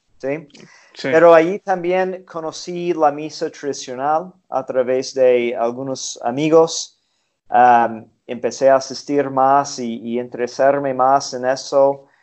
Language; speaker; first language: Spanish; non-native, fluent; English